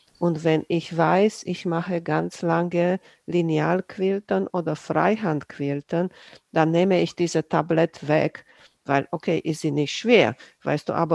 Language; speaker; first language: German; non-native, fluent; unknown